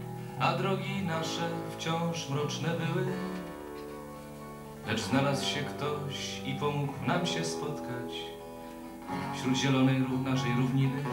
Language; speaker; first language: Polish; native; Polish